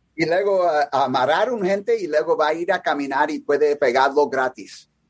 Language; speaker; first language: Spanish; early bilingual, heritage; English